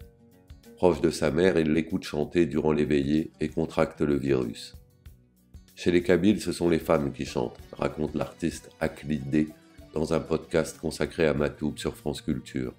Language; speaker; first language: French; native; French